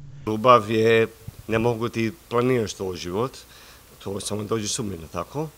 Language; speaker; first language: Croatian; early bilingual, heritage; English